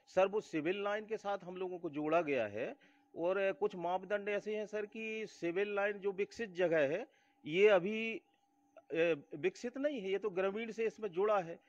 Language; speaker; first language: Hindi; native; Hindi